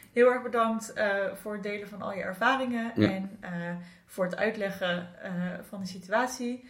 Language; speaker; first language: Dutch; native; Dutch